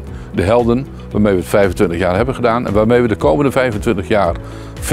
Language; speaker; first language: Dutch; native; Dutch